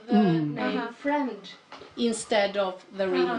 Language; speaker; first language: English; non-native, fluent; Swedish